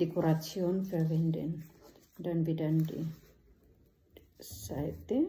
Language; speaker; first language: German; non-native, learner; Filipino